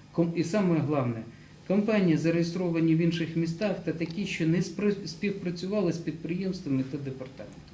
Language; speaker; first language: Ukrainian; non-native, local second language; Russian